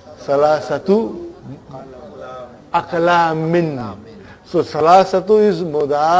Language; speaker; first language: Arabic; non-native, fluent; Bangla